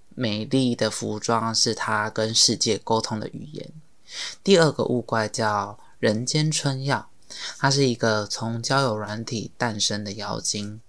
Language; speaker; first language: Chinese; native; Chinese